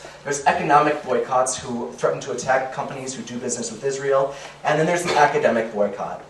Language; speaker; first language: English; native; English